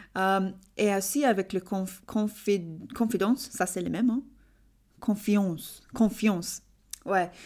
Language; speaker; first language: French; non-native, learner; English